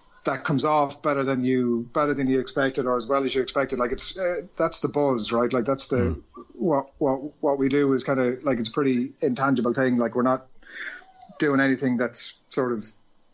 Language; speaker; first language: English; native; English